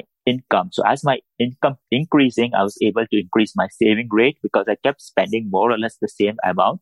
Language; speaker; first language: English; non-native, local second language; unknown